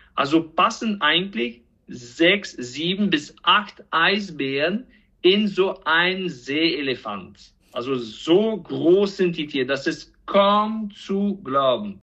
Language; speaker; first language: German; non-native, fluent; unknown